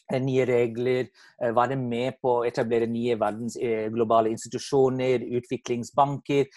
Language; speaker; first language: Norwegian; non-native, fluent; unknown